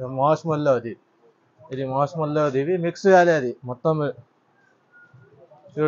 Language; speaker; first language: Telugu; non-native, local second language; Urdu